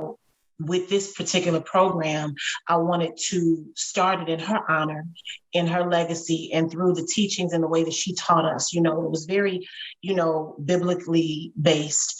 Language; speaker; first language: English; native; English